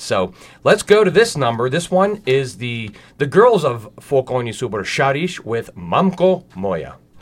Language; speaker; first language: English; native; English